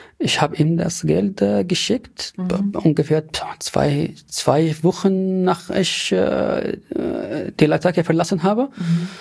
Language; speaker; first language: German; non-native, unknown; Arabic